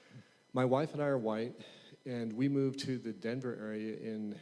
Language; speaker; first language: English; native; English